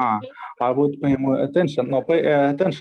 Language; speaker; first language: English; non-native, learner; Russian